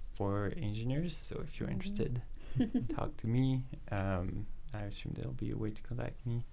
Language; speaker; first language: English; non-native, fluent; French